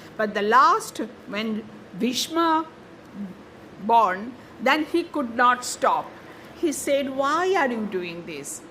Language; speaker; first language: English; non-native, local second language; Bangla